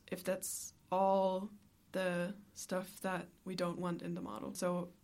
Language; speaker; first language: English; non-native, fluent; German